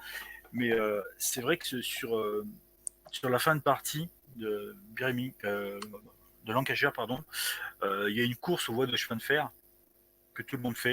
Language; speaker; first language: French; native; French